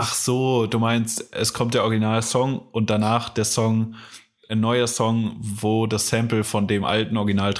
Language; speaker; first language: German; native; German